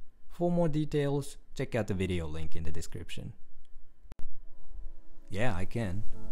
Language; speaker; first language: English; non-native, fluent; Japanese